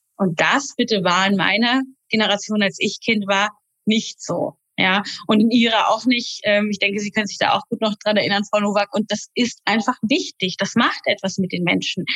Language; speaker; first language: German; native; German